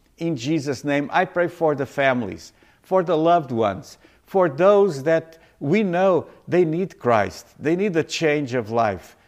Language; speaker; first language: English; non-native, fluent; Portuguese